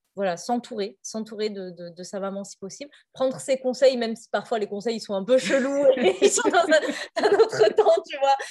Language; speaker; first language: French; native; French